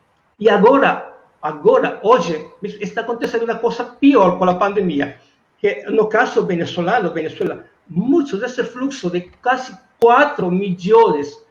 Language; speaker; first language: Portuguese; non-native, fluent; Spanish